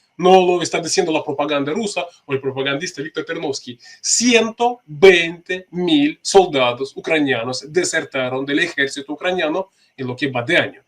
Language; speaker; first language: Spanish; non-native, fluent; Russian